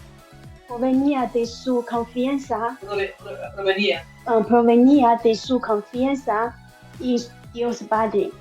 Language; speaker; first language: Spanish; non-native, learner; Chinese